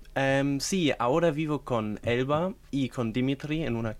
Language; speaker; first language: Spanish; non-native, fluent; German